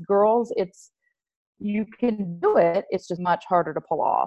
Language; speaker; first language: English; early bilingual, other home language; French